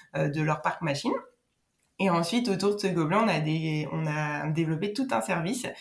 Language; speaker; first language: French; native; French